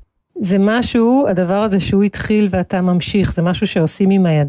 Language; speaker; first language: Hebrew; native; Hebrew